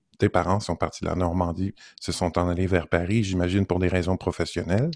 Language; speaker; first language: French; native; French